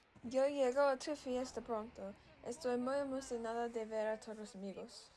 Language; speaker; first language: Spanish; non-native, learner; English